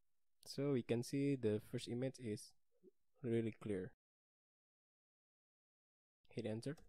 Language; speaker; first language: English; non-native, learner; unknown